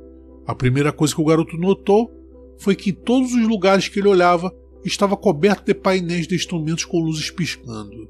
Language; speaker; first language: Portuguese; native; Portuguese